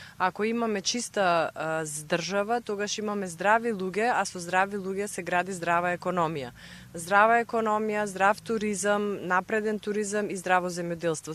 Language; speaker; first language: Macedonian; native; Macedonian